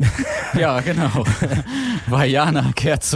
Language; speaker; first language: German; native; German